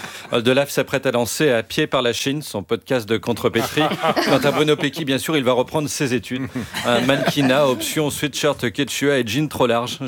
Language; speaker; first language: French; native; French